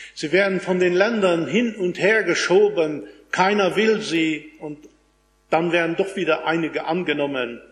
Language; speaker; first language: German; non-native, local second language; Luxembourgish